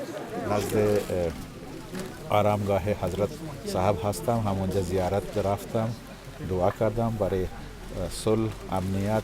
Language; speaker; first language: Persian; non-native, fluent; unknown